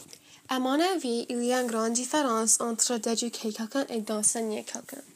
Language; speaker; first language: French; non-native, fluent; English